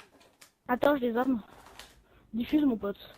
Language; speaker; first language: French; native; French